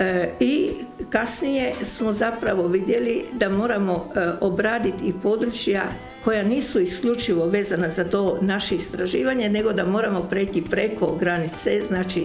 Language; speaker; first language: Croatian; native; Croatian